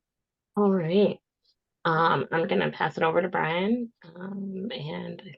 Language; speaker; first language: English; native; English